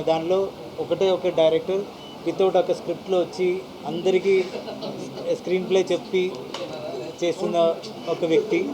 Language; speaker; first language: Telugu; non-native, fluent; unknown